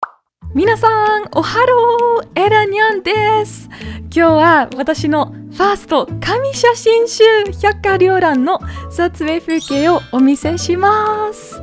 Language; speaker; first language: Japanese; non-native, fluent; Dutch